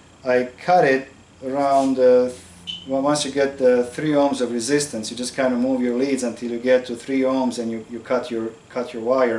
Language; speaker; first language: English; non-native, fluent; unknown